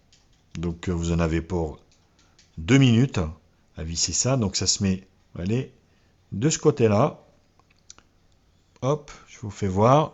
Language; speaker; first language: French; native; French